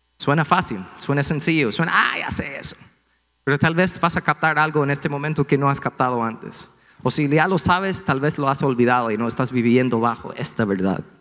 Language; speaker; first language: Spanish; non-native, fluent; English